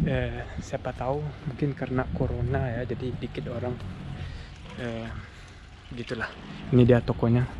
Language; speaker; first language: Indonesian; early bilingual, heritage; German